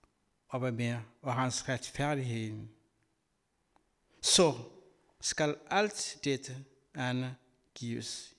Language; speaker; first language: Danish; non-native, learner; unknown